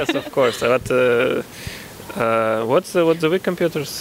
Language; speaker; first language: English; non-native, fluent; Russian